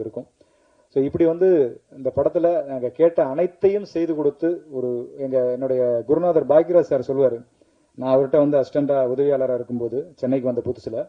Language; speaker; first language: Tamil; native; Tamil